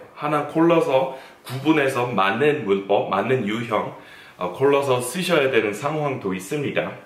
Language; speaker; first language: Korean; non-native, fluent; English